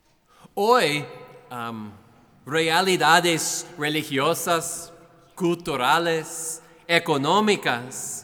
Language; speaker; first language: Spanish; non-native, fluent; English